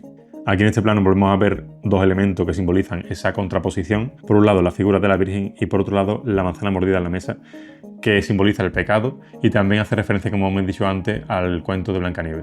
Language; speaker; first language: Spanish; native; Spanish